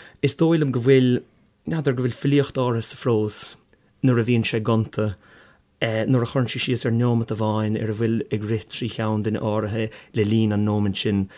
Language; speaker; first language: Irish; native; Irish